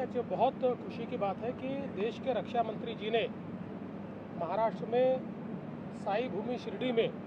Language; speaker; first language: Hindi; non-native, local second language; Marathi